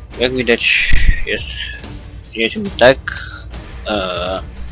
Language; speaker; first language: Polish; native; Polish